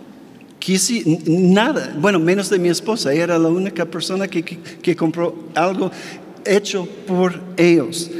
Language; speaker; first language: Spanish; non-native, fluent; English